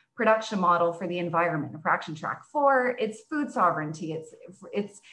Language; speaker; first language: English; native; English